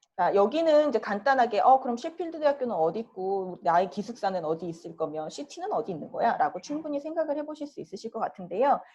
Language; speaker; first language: Korean; native; Korean